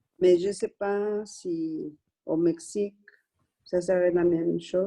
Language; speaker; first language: French; non-native, learner; Spanish